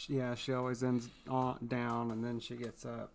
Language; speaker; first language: English; native; English